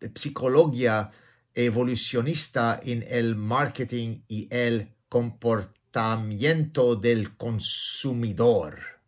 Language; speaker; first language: Spanish; non-native, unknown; Arabic